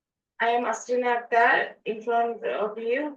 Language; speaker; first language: English; non-native, learner; Bangla